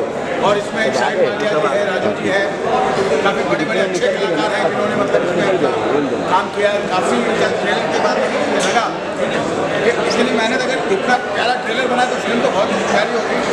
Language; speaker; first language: Hindi; native; Hindi